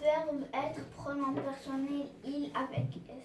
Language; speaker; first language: French; non-native, learner; Arabic